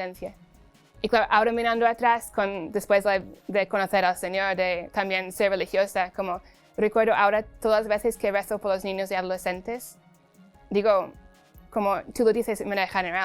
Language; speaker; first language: Spanish; non-native, fluent; English